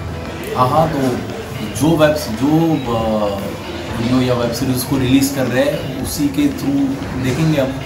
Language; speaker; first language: Hindi; native; Hindi